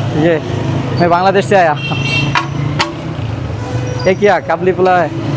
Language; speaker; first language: Hindi; non-native, learner; Bangla